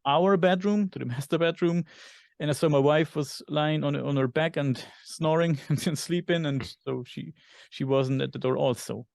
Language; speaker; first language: English; non-native, fluent; German